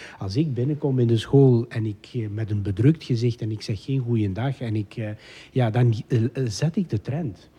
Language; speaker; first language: Dutch; native; Dutch